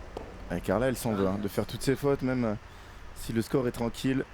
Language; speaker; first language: French; native; French